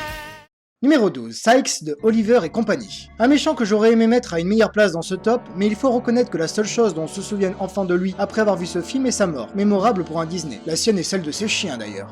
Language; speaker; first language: French; native; French